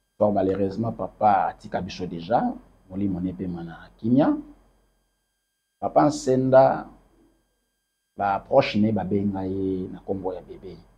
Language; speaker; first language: Lingala; native; Lingala